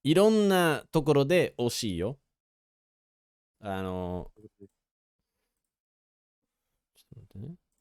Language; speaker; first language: Japanese; non-native, fluent; English